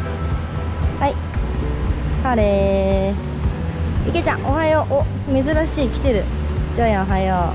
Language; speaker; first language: Japanese; native; Japanese